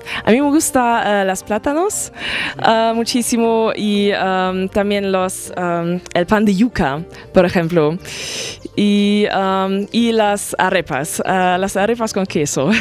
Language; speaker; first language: Spanish; non-native, fluent; German